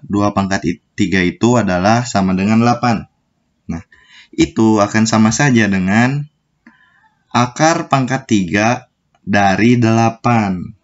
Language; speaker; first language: Indonesian; native; Indonesian